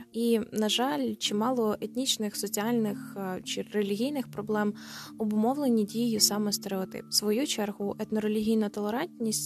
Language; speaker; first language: Ukrainian; native; Ukrainian